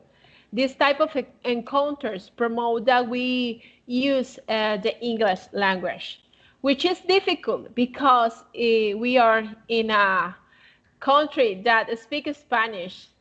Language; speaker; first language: English; non-native, fluent; Spanish